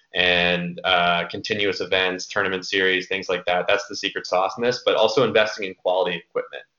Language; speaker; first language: English; native; English